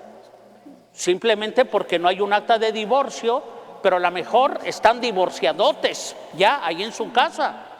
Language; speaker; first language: Spanish; native; Spanish